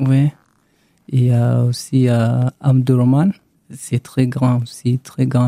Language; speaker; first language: French; non-native, learner; Arabic